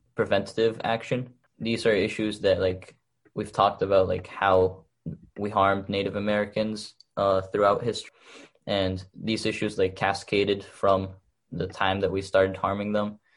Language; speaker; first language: English; early bilingual, other home language; Arabic